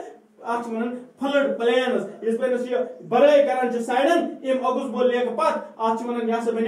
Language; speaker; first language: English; non-native, local second language; Kashmiri